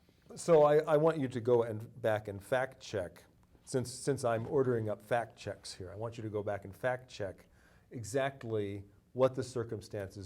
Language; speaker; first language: English; native; English